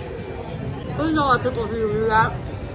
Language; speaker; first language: English; native; English